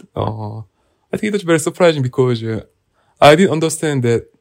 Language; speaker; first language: English; non-native, learner; Korean